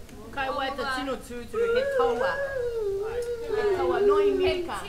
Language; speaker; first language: Māori; non-native, learner; English